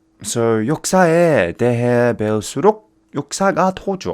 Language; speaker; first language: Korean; non-native, fluent; English